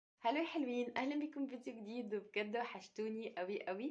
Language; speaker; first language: Arabic; native; Arabic